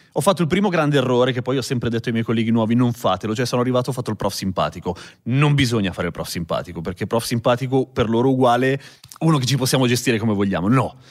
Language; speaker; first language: Italian; native; Italian